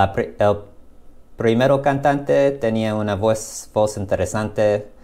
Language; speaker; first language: Spanish; non-native, learner; English